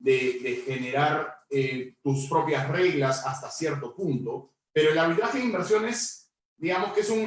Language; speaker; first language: Spanish; native; Spanish